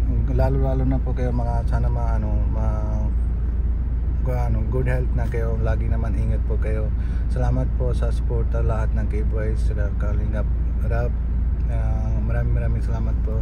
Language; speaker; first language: Filipino; non-native, learner; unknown